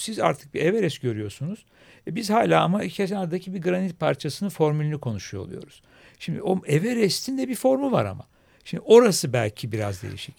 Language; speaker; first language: Turkish; native; Turkish